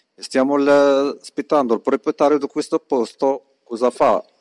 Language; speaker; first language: Italian; non-native, learner; Arabic